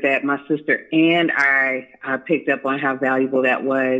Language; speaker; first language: English; native; English